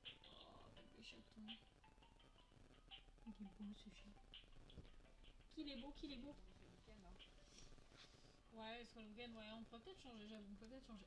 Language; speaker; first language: French; native; French